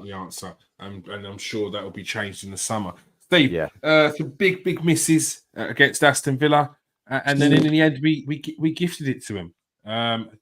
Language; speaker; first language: English; native; English